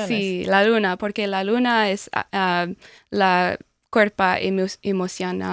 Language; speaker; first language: Spanish; non-native, learner; English